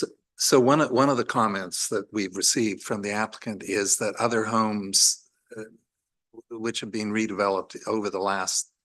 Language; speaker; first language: English; native; English